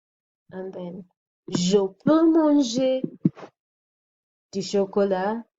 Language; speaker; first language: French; non-native, fluent; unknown